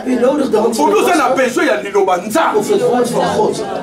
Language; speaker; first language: Dutch; non-native, learner; Lingala